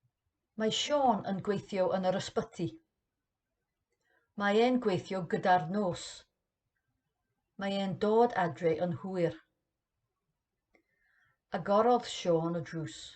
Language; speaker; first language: Welsh; non-native, learner; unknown